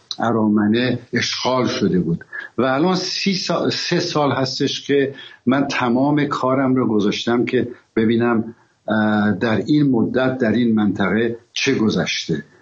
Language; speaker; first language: Persian; non-native, local second language; Azerbaijani